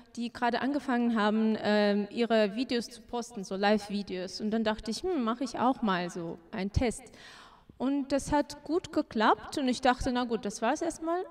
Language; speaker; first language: German; non-native, fluent; Azerbaijani